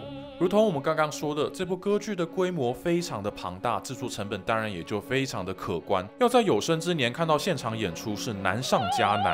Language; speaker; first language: Chinese; native; Chinese